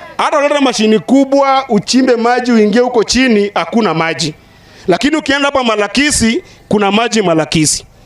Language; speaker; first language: Swahili; non-native, local second language; Luo (Kenya and Tanzania)